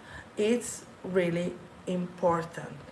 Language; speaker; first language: English; non-native, fluent; Italian